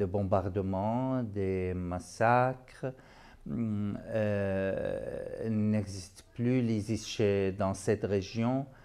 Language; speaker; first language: French; non-native, local second language; Arabic